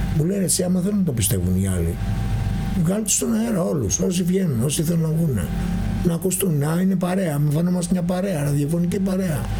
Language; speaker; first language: Greek; native; Greek